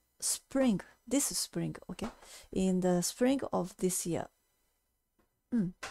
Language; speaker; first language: English; non-native, fluent; Japanese